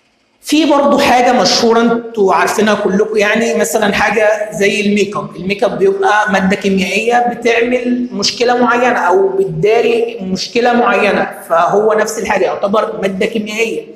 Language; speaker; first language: Arabic; native; Arabic